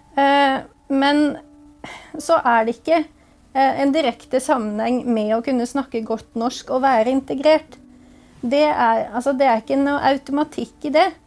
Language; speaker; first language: Norwegian; native; Norwegian